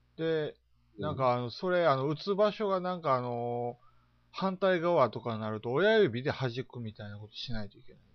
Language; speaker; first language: Japanese; native; Japanese